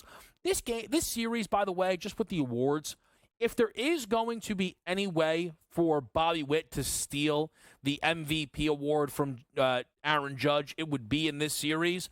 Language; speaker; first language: English; native; English